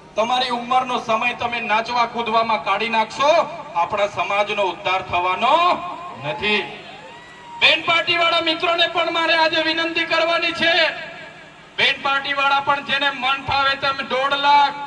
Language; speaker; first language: Gujarati; non-native, local second language; Vasavi